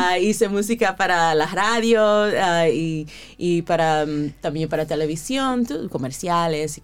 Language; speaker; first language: Spanish; early bilingual, heritage; Spanish